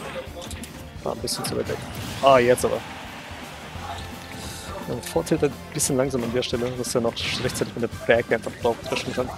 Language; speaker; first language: German; native; German